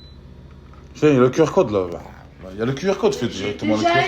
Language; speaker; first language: French; native; French